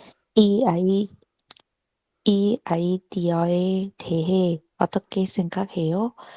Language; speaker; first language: Korean; non-native, learner; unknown